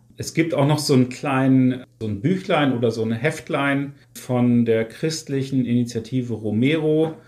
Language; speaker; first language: German; native; German